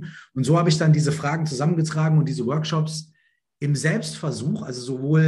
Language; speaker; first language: German; native; German